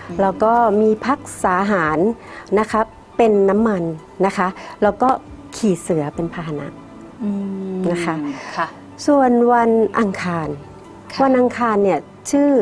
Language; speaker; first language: Thai; native; Thai